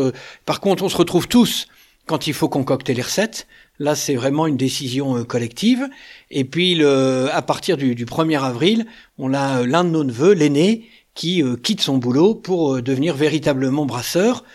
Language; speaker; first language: French; native; French